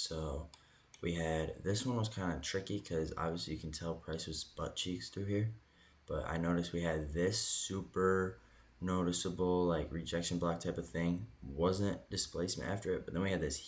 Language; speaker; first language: English; native; English